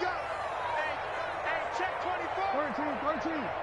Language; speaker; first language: English; native; English